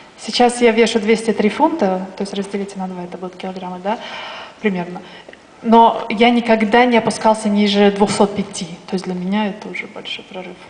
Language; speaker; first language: Russian; native; Russian